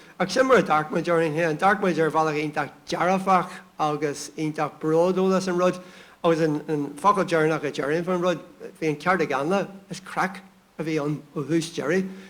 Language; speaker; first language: Irish; non-native, local second language; English